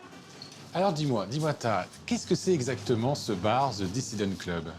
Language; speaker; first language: French; native; French